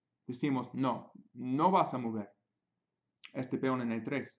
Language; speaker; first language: Spanish; non-native, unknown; English